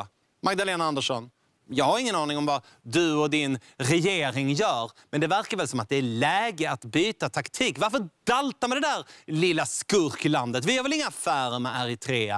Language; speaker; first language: Swedish; native; Swedish